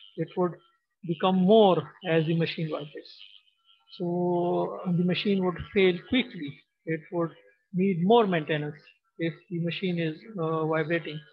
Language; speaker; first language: English; non-native, local second language; Pashto